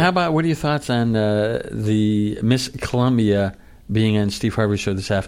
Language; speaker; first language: English; native; English